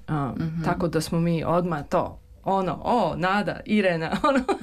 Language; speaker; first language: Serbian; early bilingual, heritage; Serbian